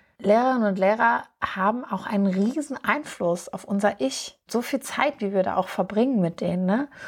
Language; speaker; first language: German; native; German